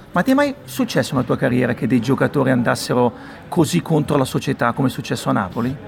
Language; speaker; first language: Italian; native; Italian